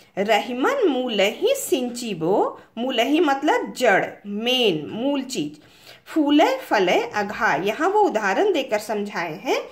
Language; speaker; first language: Hindi; native; Hindi